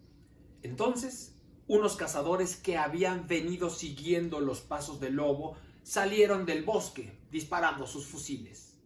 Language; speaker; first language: Spanish; native; Spanish